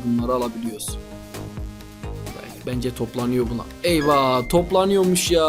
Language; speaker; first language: Turkish; native; Turkish